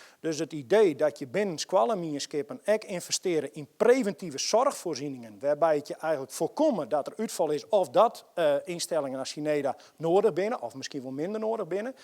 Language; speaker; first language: Dutch; non-native, local second language; Western Frisian